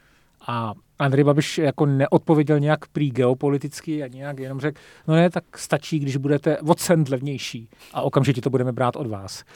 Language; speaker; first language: Czech; native; Czech